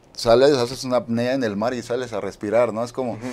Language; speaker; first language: Spanish; native; Spanish